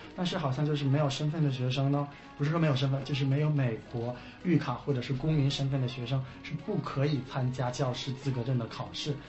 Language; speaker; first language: Chinese; native; Chinese